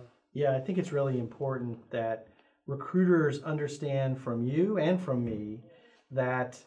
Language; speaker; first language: English; native; English